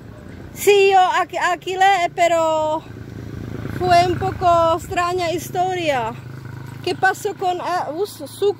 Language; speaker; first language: Spanish; non-native, learner; Czech